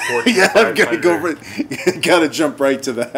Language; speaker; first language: English; native; English